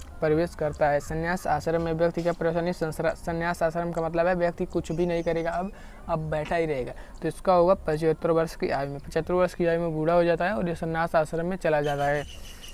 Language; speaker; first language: Hindi; native; Hindi